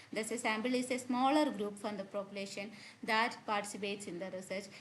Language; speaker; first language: English; non-native, local second language; Malayalam